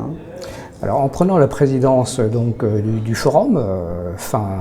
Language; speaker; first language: French; native; French